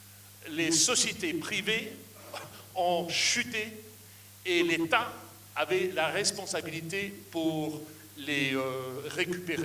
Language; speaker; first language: French; non-native, fluent; English